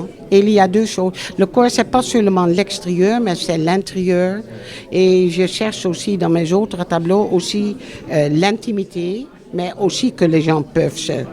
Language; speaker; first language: French; non-native, fluent; Dutch